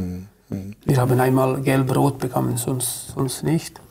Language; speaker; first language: German; non-native, fluent; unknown